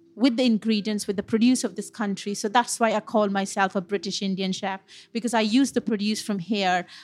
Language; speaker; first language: English; non-native, local second language; Punjabi